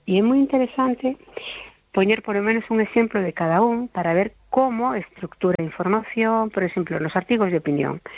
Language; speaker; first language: Galician; non-native, local second language; Spanish